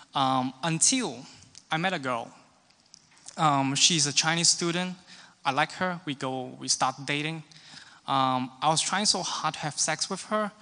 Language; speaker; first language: English; non-native, local second language; Cantonese